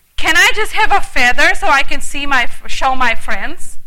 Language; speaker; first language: English; early bilingual, heritage; English